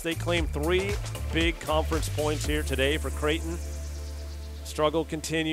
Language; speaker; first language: English; native; English